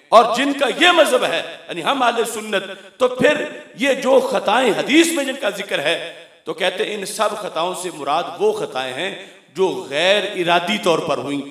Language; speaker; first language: Urdu; non-native, local second language; Punjabi